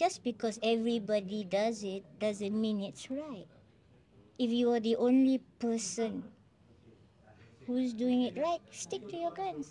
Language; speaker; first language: English; non-native, local second language; Malay